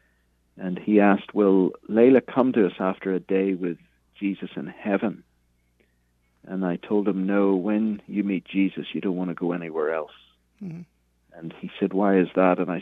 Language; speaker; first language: English; native; English